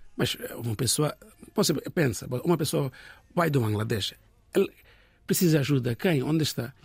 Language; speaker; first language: Portuguese; non-native, learner; Bangla